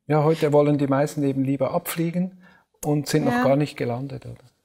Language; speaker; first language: German; native; German